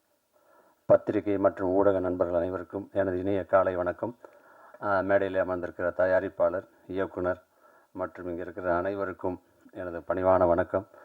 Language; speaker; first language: Tamil; native; Tamil